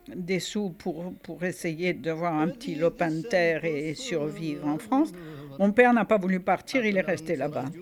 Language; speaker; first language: French; native; French